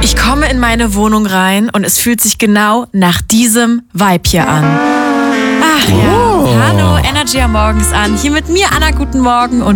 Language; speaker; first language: German; native; German